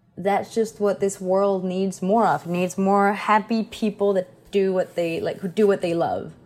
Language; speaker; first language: English; non-native, fluent; Danish